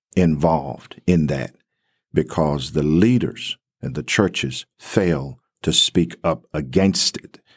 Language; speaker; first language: English; native; English